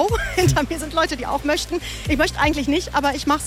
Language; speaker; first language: German; native; German